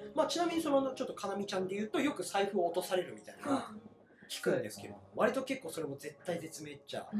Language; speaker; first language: Japanese; native; Japanese